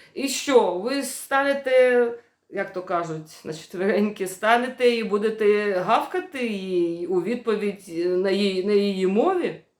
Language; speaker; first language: Ukrainian; non-native, local second language; Russian